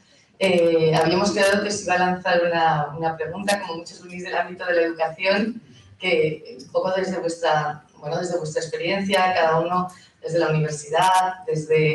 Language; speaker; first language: Spanish; native; Spanish